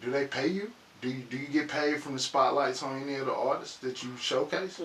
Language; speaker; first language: English; native; English